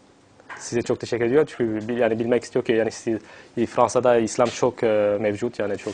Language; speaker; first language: Turkish; non-native, fluent; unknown